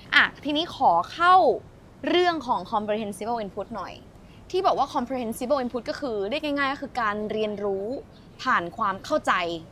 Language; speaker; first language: Thai; native; Thai